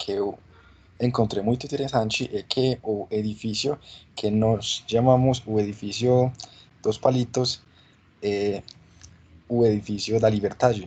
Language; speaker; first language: Portuguese; non-native, learner; Spanish